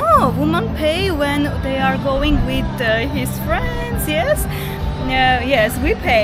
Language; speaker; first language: English; non-native, learner; Armenian